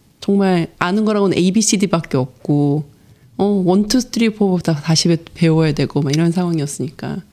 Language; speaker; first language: Korean; native; Korean